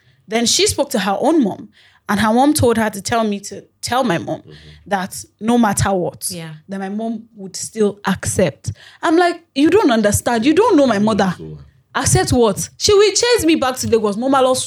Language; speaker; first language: English; non-native, local second language; Yoruba